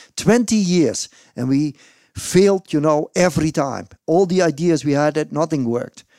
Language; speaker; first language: English; non-native, fluent; Dutch